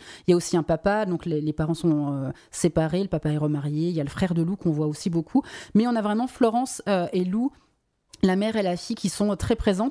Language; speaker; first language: French; native; French